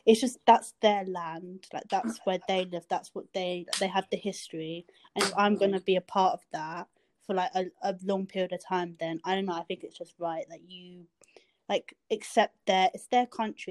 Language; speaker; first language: English; native; English